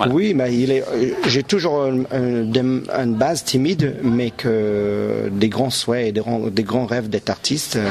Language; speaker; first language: French; non-native, local second language; English